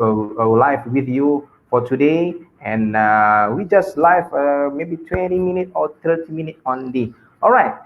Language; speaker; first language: English; non-native, local second language; Malay